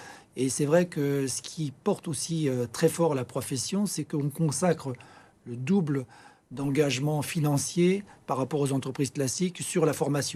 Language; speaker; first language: French; native; French